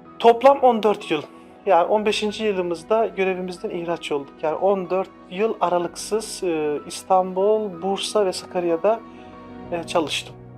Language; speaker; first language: Turkish; non-native, local second language; Kurdish